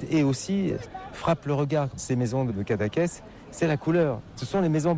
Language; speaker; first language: French; native; French